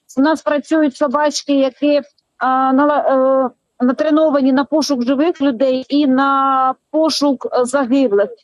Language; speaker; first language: Ukrainian; native; Ukrainian